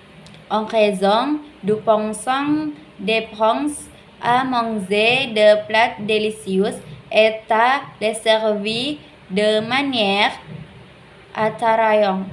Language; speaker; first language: French; non-native, learner; Indonesian